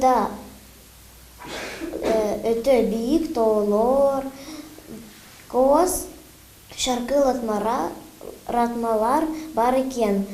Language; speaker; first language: Kyrgyz; non-native, learner; Russian